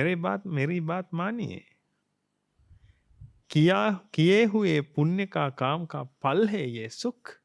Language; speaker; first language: Hindi; non-native, fluent; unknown